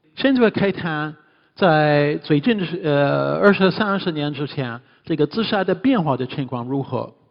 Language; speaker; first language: Chinese; non-native, fluent; English